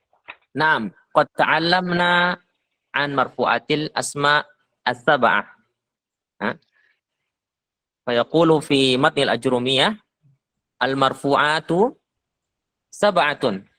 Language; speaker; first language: Arabic; non-native, fluent; Indonesian